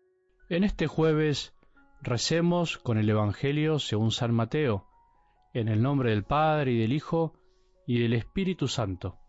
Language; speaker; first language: Spanish; native; Spanish